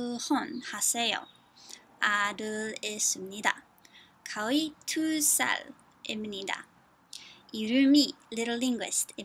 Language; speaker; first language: Korean; non-native, learner; English